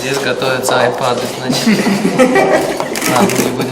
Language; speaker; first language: Russian; early bilingual, heritage; Russian